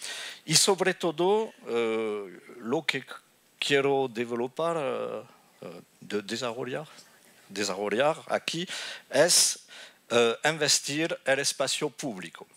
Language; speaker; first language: Spanish; non-native, fluent; French